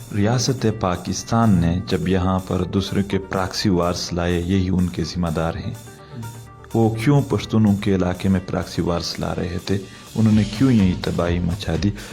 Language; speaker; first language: Urdu; non-native, local second language; Pashto